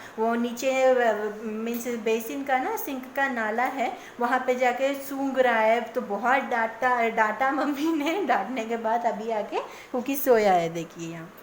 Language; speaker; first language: Hindi; non-native, local second language; Bangla